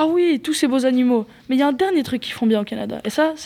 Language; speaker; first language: French; native; French